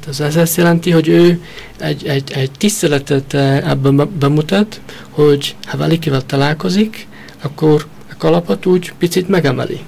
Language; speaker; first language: Hungarian; early bilingual, heritage; Hungarian